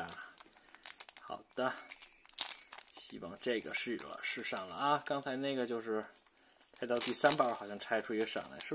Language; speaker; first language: Chinese; native; Chinese